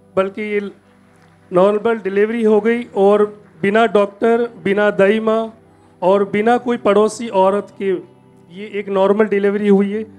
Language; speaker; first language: Hindi; native; Hindi